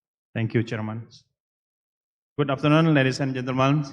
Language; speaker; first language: English; non-native, learner; Indonesian